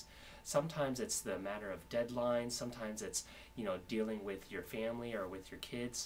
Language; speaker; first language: English; native; English